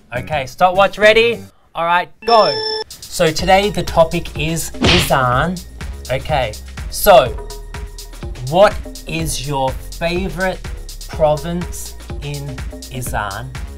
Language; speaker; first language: English; native; English